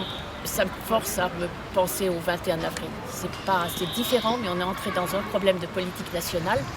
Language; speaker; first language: French; native; French